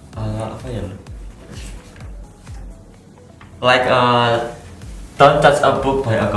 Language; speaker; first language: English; non-native, learner; Indonesian